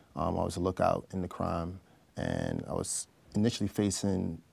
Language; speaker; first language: English; native; English